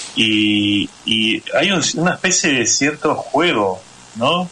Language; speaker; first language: Spanish; native; Spanish